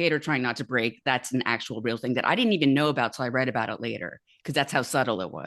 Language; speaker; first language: English; native; English